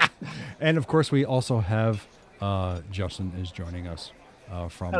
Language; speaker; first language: English; native; English